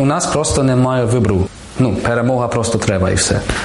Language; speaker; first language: Ukrainian; non-native, learner; German